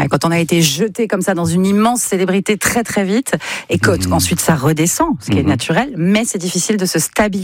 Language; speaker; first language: French; native; French